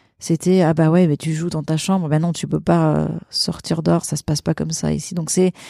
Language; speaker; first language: French; early bilingual, other home language; Portuguese